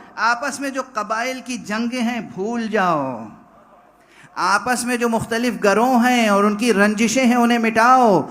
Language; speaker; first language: Urdu; native; Urdu